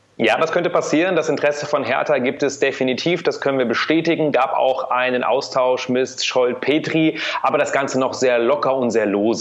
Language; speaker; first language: German; native; German